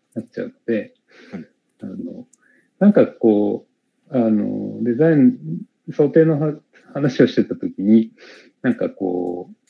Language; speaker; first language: Japanese; native; Japanese